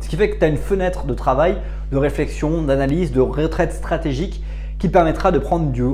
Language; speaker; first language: French; native; French